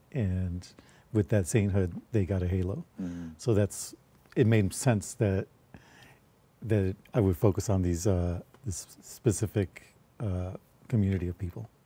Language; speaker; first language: English; early bilingual, other home language; Spanish